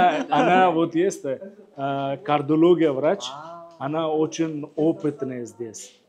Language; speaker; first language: Russian; non-native, learner; Hindi